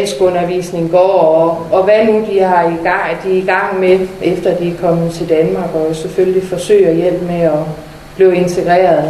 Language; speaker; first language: Danish; native; Danish